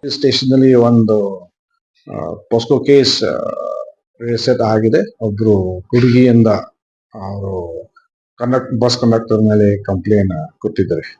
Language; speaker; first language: Kannada; non-native, learner; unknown